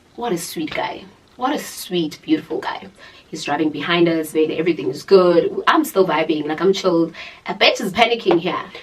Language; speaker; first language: English; non-native, local second language; Zulu